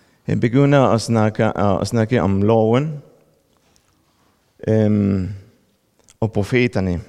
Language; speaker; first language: Danish; non-native, fluent; Spanish